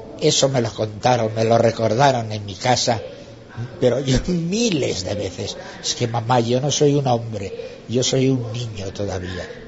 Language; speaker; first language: Spanish; non-native, local second language; Basque